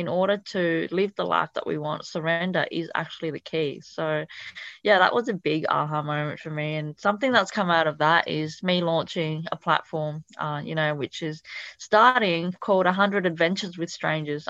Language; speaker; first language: English; non-native, fluent; Italian